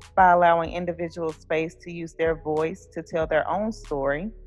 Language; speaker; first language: English; native; English